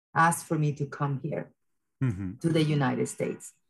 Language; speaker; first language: English; early bilingual, other home language; Spanish